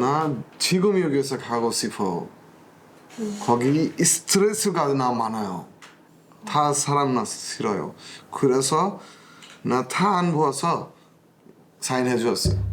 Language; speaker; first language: Korean; non-native, learner; Bangla